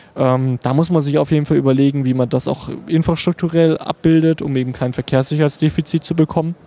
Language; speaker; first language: German; native; German